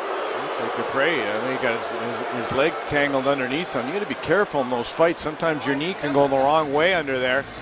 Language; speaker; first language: English; native; English